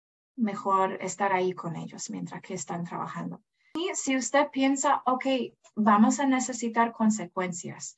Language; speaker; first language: Spanish; non-native, fluent; English